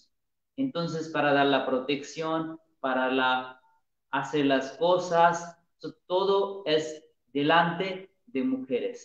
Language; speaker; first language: Spanish; non-native, learner; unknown